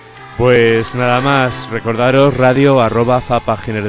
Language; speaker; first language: Spanish; native; Spanish